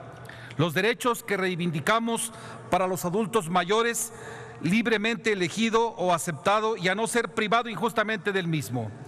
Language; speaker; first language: Spanish; native; Spanish